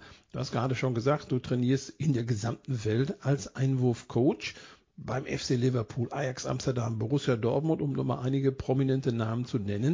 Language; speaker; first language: German; native; German